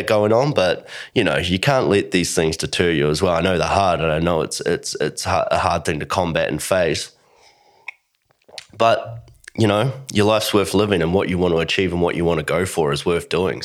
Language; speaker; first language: English; native; English